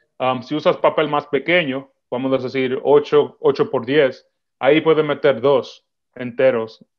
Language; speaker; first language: Spanish; early bilingual, heritage; Spanish